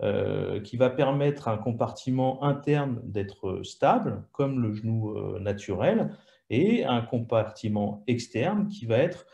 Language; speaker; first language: French; native; French